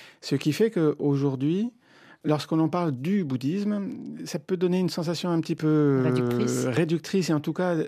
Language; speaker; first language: French; native; French